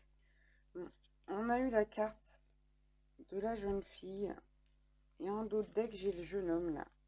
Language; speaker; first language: French; native; French